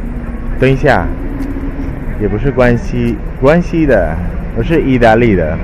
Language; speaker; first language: Chinese; non-native, learner; Italian